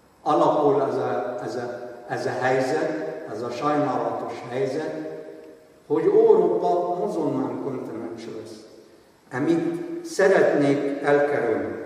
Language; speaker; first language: Hungarian; non-native, fluent; Arabic